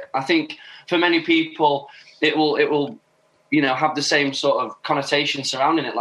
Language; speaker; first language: English; native; English